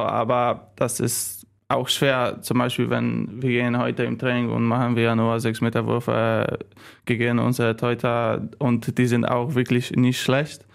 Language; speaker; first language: German; non-native, learner; Polish